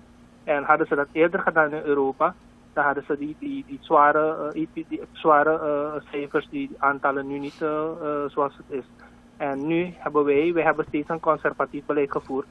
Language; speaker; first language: Dutch; native; Dutch